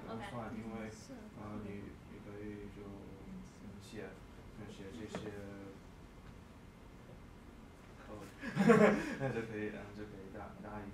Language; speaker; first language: Chinese; non-native, learner; English